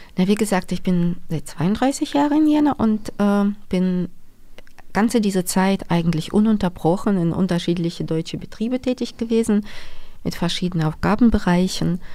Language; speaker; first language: German; non-native, fluent; Russian